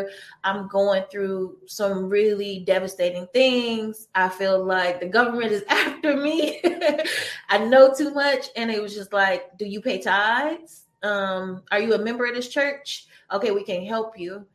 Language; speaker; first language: English; native; English